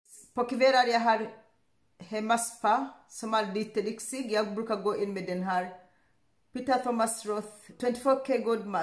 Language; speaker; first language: Swedish; non-native, learner; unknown